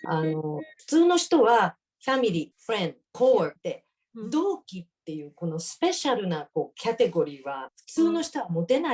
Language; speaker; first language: Japanese; native; Japanese